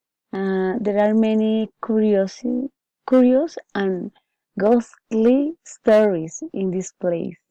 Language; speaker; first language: English; non-native, learner; Spanish